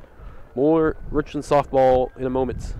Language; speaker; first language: English; native; English